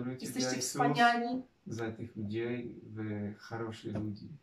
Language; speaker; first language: Polish; non-native, learner; Russian